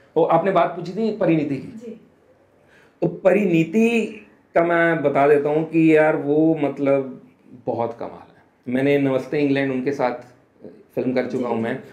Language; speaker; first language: Hindi; native; Hindi